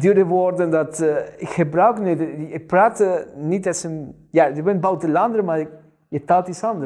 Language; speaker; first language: Dutch; non-native, fluent; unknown